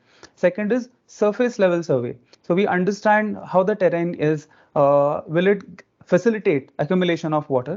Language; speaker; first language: English; non-native, local second language; Marathi